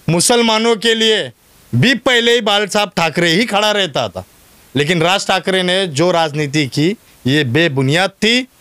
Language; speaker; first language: Hindi; non-native, local second language; Urdu